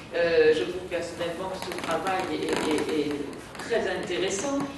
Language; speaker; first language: French; native; French